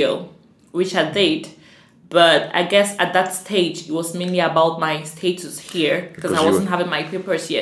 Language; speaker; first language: English; native; English